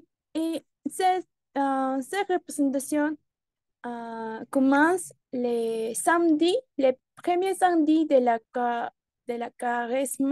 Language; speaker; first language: French; non-native, learner; Spanish